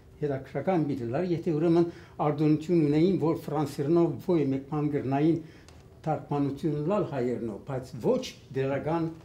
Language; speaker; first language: Armenian; early bilingual, heritage; Armenian